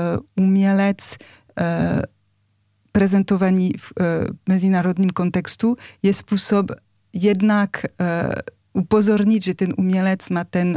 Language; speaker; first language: Czech; non-native, fluent; French